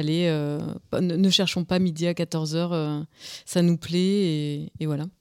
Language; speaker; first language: French; native; French